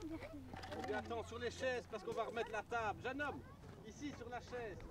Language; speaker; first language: French; native; French